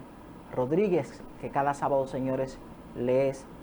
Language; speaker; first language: Spanish; native; Spanish